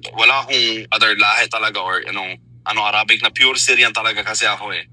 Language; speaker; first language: Filipino; non-native, fluent; Arabic